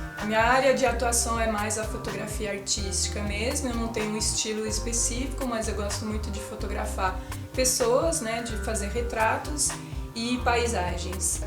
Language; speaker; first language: Portuguese; non-native, fluent; French